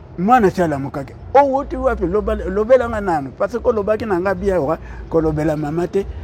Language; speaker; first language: Lingala; non-native, local second language; Kongo